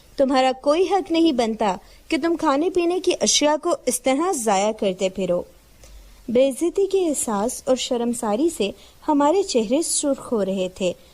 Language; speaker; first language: Urdu; native; Urdu